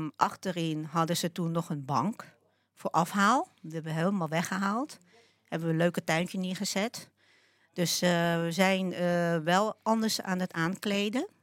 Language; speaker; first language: Dutch; early bilingual, other home language; Cantonese